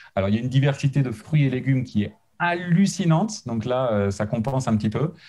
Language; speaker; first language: French; native; French